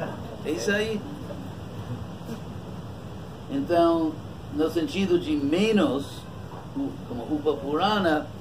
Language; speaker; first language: Portuguese; non-native, fluent; English